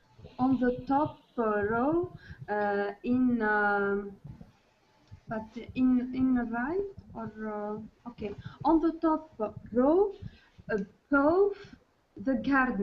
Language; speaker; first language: English; non-native, learner; Arabic